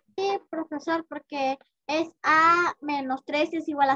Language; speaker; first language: Spanish; native; Spanish